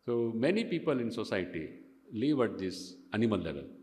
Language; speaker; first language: English; non-native, local second language; Kannada